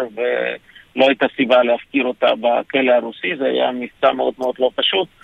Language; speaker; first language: Hebrew; early bilingual, other home language; Ukrainian